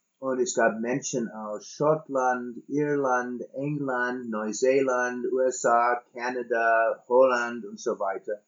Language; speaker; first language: German; non-native, fluent; English